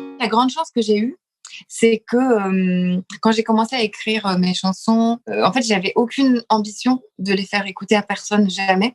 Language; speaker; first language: French; early bilingual, other home language; Lithuanian